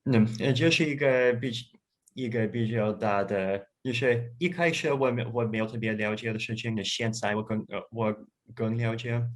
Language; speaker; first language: Chinese; non-native, fluent; Russian